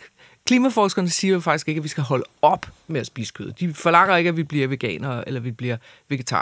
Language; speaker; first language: Danish; native; Danish